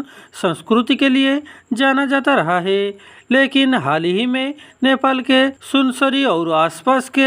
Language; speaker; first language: Hindi; non-native, local second language; Odia